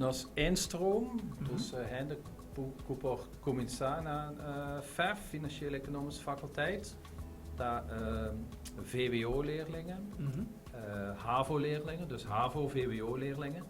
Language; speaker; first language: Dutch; non-native, local second language; Papiamento